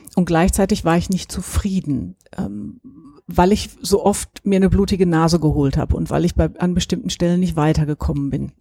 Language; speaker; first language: German; native; German